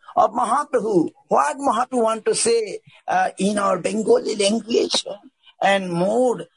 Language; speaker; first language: English; non-native, local second language; Bangla